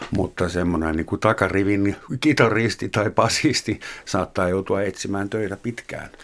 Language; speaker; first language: Finnish; non-native, fluent; German